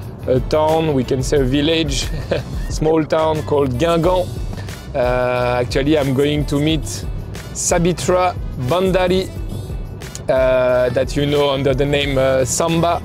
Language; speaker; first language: English; non-native, fluent; French